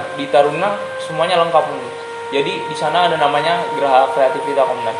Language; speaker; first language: Indonesian; native; Indonesian